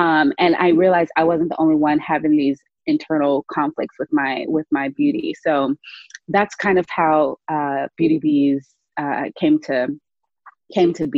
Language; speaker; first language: English; native; English